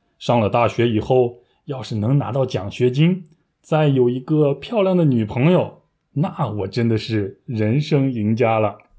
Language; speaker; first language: Chinese; native; Chinese